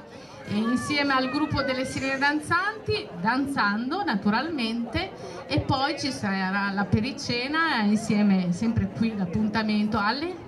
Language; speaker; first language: Italian; native; Italian